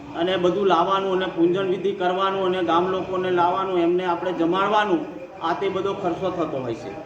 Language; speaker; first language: Gujarati; non-native, local second language; Rathawi